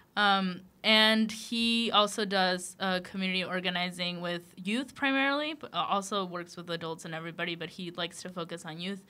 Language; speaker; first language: English; early bilingual, other home language; Spanish